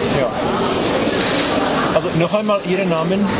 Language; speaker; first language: German; non-native, fluent; Czech